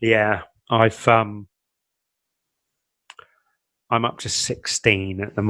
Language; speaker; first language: English; native; English